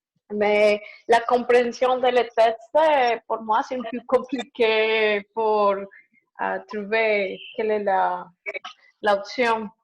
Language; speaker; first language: French; non-native, learner; Spanish